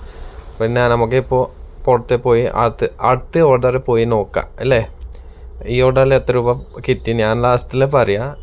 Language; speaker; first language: Malayalam; non-native, learner; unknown